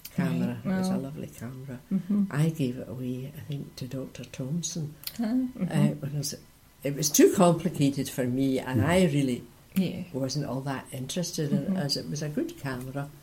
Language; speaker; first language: English; native; English